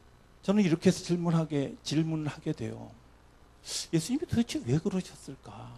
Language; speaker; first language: Korean; native; Korean